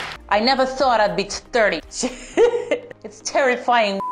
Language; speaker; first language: English; non-native, fluent; Romanian